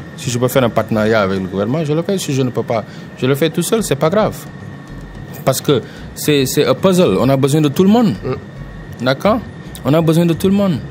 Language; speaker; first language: French; non-native, local second language; Wolof